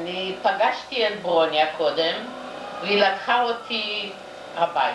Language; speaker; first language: Hebrew; non-native, fluent; Yiddish